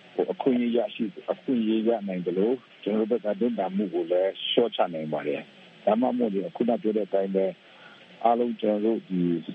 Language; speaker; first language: Burmese; non-native, local second language; Kachin